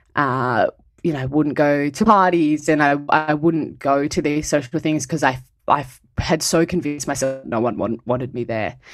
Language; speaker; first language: English; native; English